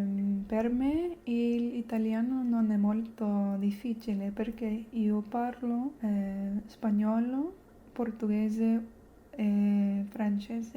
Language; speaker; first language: Italian; non-native, learner; English